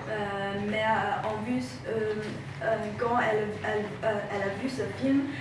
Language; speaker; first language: French; non-native, fluent; Chinese